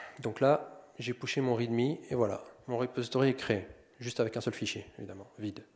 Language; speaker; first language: French; native; French